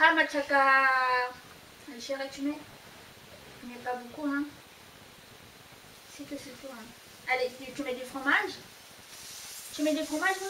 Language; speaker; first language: French; non-native, fluent; Filipino